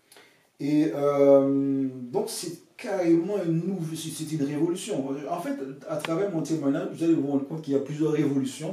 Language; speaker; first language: French; non-native, fluent; English